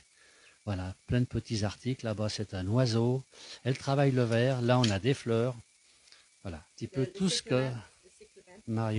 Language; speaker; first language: French; native; French